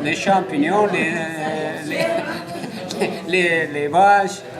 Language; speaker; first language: French; non-native, learner; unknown